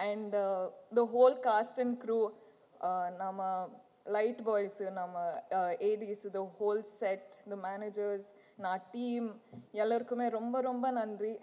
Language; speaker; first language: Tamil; non-native, learner; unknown